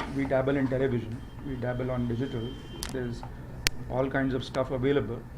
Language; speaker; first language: English; non-native, local second language; Hindi